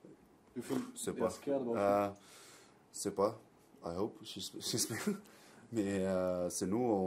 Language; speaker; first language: French; non-native, learner; English